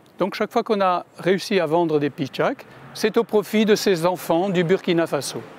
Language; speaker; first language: French; native; French